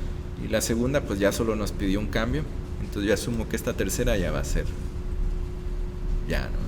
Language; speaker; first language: Spanish; native; Spanish